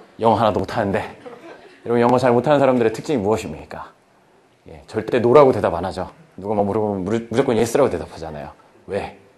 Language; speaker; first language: Korean; native; Korean